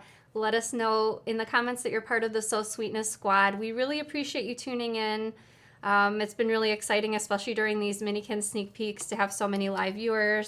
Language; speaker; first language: English; native; English